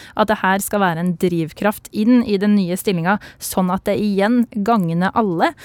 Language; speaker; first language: Norwegian; native; Norwegian